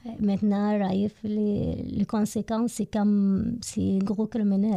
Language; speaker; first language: French; non-native, learner; Arabic